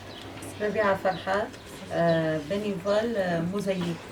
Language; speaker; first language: French; non-native, learner; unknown